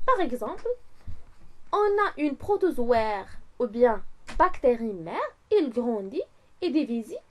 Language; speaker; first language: French; non-native, local second language; Arabic